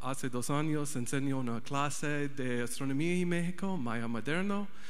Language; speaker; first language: Spanish; non-native, learner; English